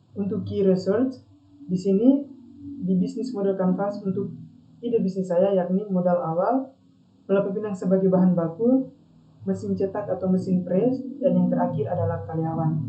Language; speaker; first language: Indonesian; non-native, local second language; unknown